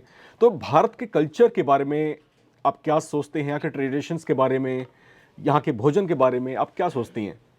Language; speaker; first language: Hindi; native; Hindi